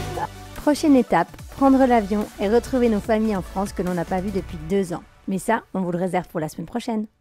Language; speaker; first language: French; native; French